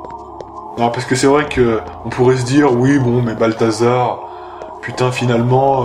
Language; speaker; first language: French; native; French